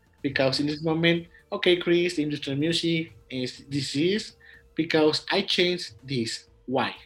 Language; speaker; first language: English; non-native, learner; Spanish